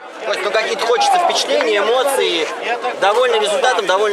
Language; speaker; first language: Russian; native; Russian